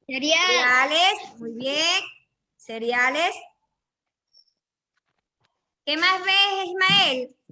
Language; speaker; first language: Spanish; native; Spanish